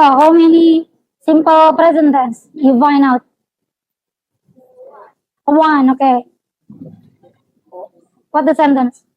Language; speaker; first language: English; non-native, local second language; Indonesian